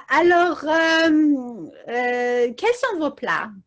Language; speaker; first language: French; non-native, learner; English